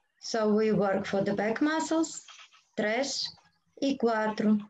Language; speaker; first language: English; non-native, learner; Bulgarian